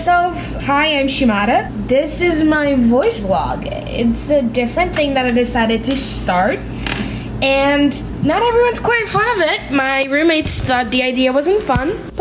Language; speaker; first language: English; non-native, fluent; Kabuverdianu